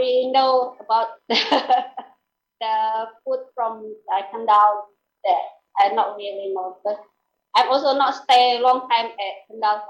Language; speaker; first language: English; non-native, learner; Indonesian